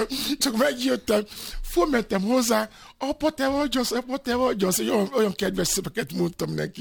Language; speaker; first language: Hungarian; non-native, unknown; Yoruba